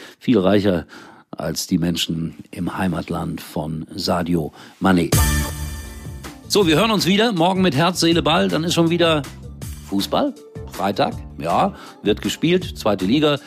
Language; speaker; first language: German; native; German